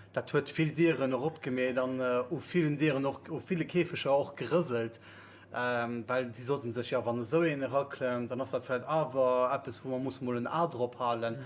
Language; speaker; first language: Luxembourgish; native; Luxembourgish